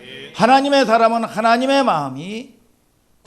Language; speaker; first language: Korean; native; Korean